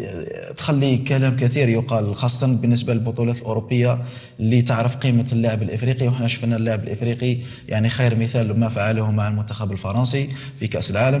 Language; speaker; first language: Arabic; native; Arabic